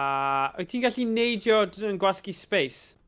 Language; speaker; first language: Welsh; native; Welsh